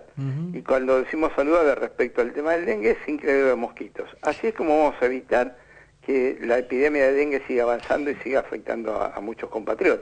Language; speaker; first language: Spanish; native; Spanish